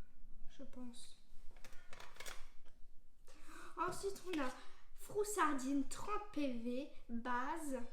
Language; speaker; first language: French; native; French